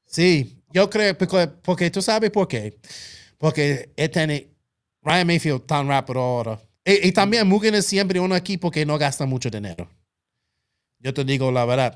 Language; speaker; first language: Spanish; non-native, local second language; English